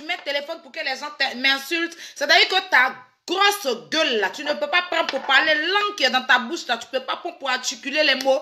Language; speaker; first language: French; native; French